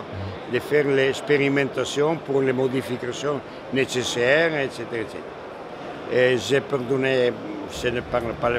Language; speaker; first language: French; non-native, learner; Italian